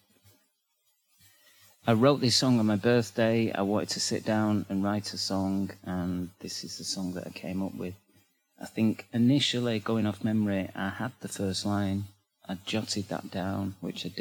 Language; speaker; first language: English; native; English